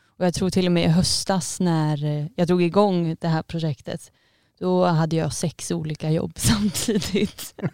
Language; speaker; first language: Swedish; native; Swedish